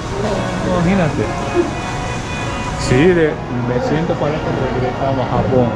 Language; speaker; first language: Spanish; non-native, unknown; Japanese